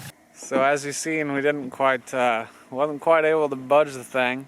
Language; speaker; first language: English; native; English